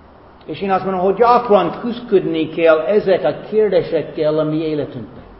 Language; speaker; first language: Hungarian; non-native, fluent; English